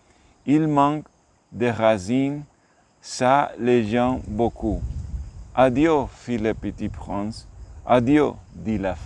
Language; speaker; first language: French; non-native, learner; English